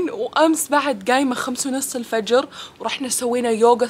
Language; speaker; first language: Arabic; native; Arabic